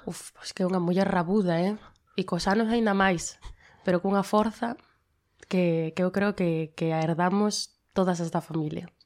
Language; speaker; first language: Galician; non-native, local second language; Spanish